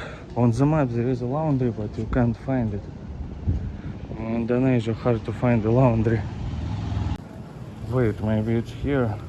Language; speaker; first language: English; non-native, fluent; Russian